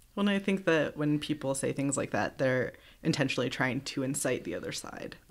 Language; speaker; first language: English; native; English